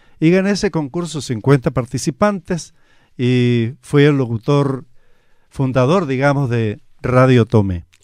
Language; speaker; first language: Spanish; native; Spanish